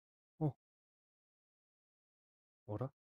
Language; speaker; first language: Korean; native; Korean